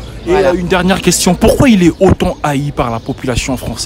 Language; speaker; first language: French; native; French